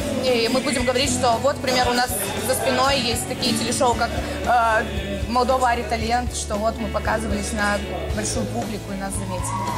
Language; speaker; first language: Russian; native; Russian